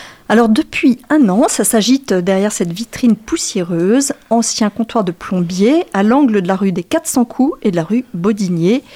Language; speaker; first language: French; native; French